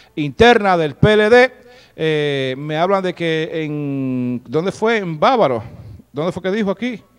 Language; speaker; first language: Spanish; native; Spanish